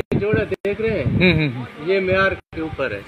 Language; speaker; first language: Hindi; non-native, local second language; Punjabi